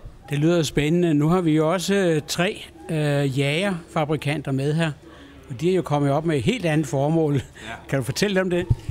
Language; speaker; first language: Danish; native; Danish